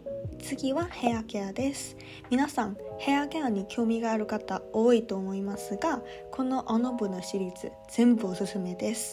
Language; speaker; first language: Japanese; non-native, fluent; Korean